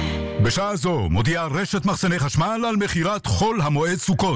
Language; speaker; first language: Hebrew; native; Hebrew